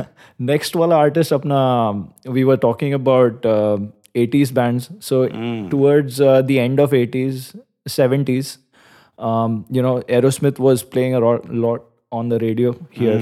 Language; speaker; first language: English; non-native, local second language; Hindi